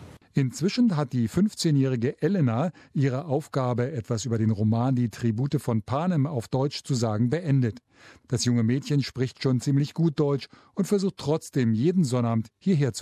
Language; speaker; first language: German; native; German